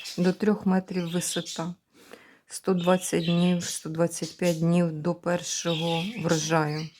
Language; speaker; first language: Ukrainian; native; Ukrainian